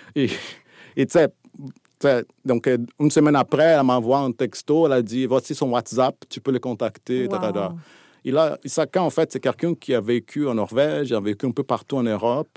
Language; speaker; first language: French; non-native, fluent; Portuguese